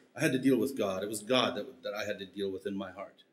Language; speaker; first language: English; early bilingual, heritage; Spanish